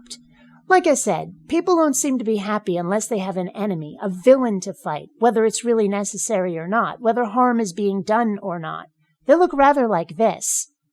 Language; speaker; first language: English; native; English